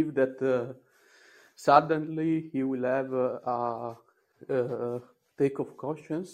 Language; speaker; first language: English; non-native, fluent; Italian